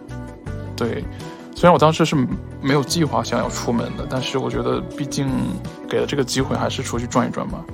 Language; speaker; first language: Chinese; native; Chinese